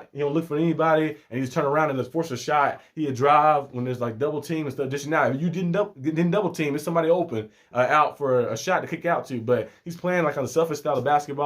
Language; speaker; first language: English; native; English